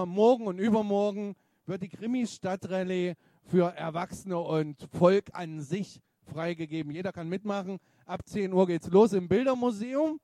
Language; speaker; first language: German; native; German